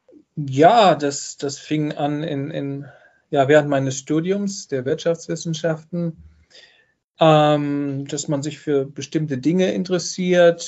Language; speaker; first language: German; native; German